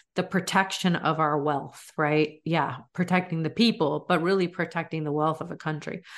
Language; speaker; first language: English; native; English